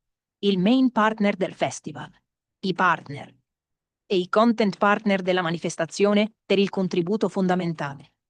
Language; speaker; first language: Italian; native; Italian